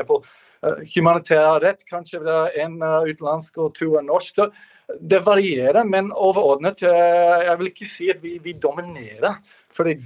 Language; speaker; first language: Norwegian; non-native, fluent; English